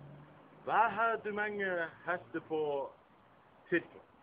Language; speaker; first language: Danish; non-native, learner; Icelandic